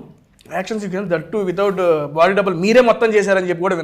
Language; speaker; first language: Telugu; native; Telugu